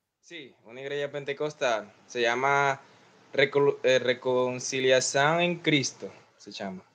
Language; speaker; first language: Portuguese; non-native, learner; Spanish